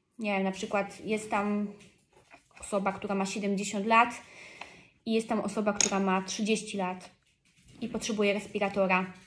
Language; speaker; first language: Polish; early bilingual, heritage; Polish